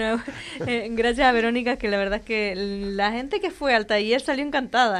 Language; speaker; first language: Spanish; native; Spanish